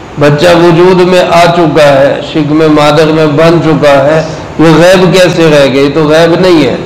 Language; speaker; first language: Urdu; non-native, local second language; Punjabi